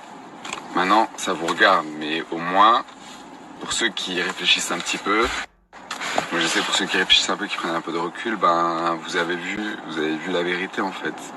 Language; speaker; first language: French; native; French